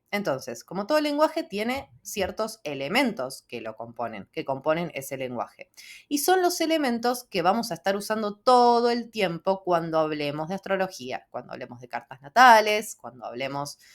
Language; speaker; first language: Spanish; native; Spanish